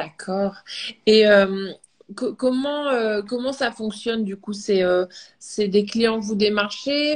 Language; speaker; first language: French; native; French